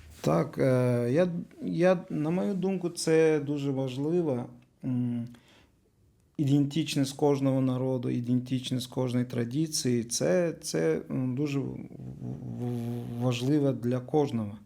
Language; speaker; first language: Ukrainian; non-native, learner; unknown